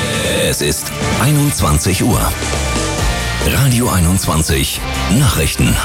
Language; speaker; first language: German; native; German